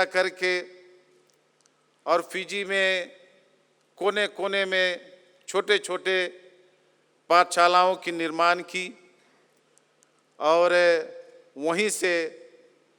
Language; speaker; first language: Hindi; native; Hindi